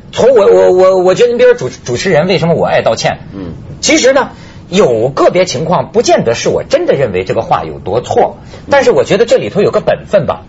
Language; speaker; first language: Chinese; native; Chinese